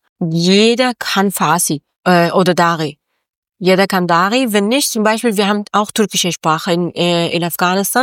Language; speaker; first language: German; non-native, learner; Persian